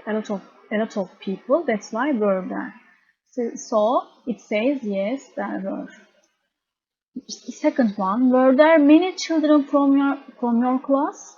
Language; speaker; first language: English; non-native, fluent; Turkish